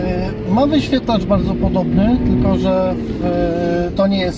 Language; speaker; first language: Polish; native; Polish